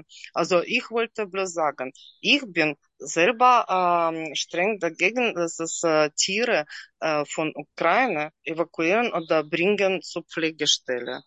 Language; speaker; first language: German; non-native, learner; Russian